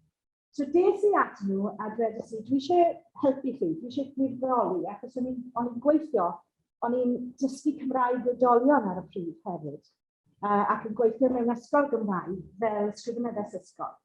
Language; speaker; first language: Welsh; non-native, local second language; English